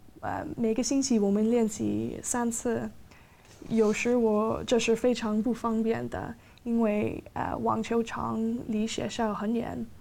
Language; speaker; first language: Chinese; non-native, fluent; English